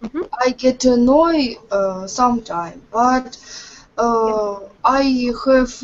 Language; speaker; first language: English; non-native, learner; Russian